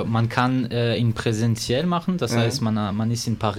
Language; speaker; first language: German; non-native, fluent; French